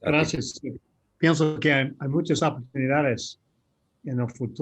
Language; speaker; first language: Spanish; non-native, learner; English